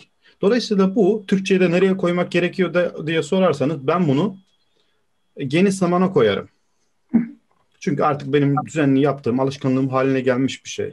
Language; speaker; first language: Turkish; native; Turkish